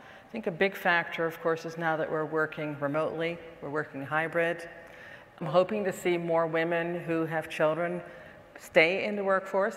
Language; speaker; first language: English; non-native, fluent; Dutch